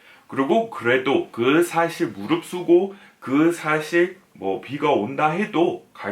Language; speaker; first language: Korean; non-native, fluent; English